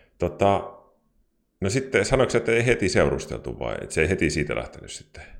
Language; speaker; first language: Finnish; native; Finnish